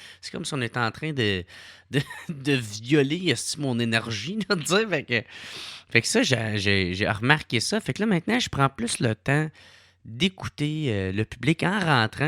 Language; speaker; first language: French; native; French